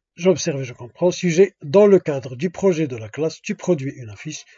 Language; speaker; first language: French; non-native, local second language; Arabic